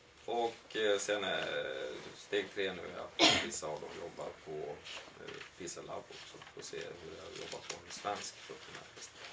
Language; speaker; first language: Swedish; native; Swedish